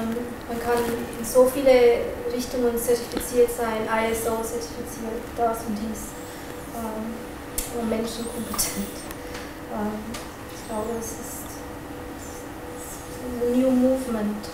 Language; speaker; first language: German; non-native, fluent; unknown